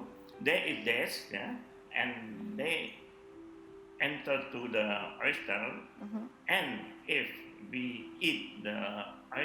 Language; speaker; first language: English; non-native, learner; Indonesian